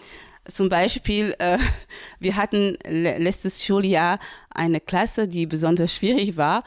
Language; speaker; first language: German; non-native, fluent; French